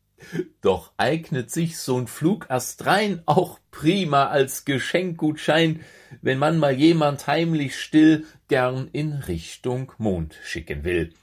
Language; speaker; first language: German; native; German